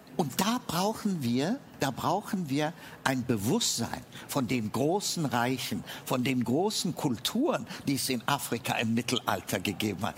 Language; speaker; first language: German; non-native, fluent; Amharic